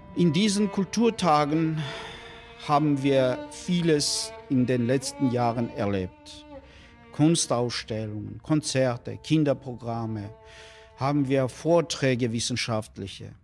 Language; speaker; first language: German; non-native, fluent; Armenian